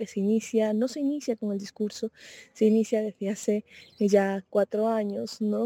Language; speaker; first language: Spanish; native; Spanish